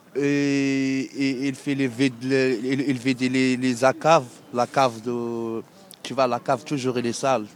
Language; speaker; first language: French; non-native, learner; Arabic